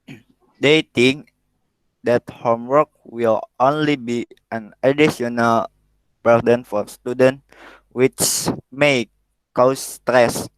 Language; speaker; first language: English; non-native, learner; Indonesian